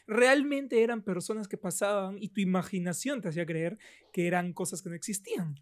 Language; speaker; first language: Spanish; native; Spanish